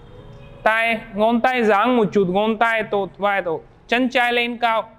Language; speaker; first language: Vietnamese; non-native, learner; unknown